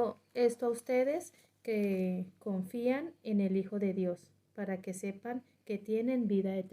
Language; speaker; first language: Spanish; native; Spanish